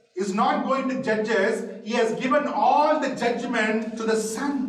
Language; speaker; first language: English; non-native, local second language; Tamil